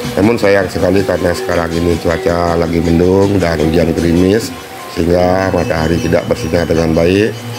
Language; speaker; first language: Indonesian; non-native, local second language; Balinese